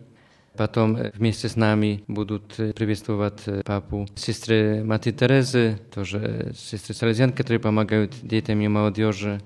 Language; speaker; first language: Russian; non-native, fluent; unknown